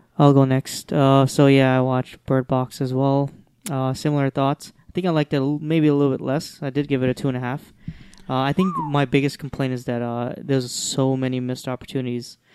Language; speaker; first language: English; native; English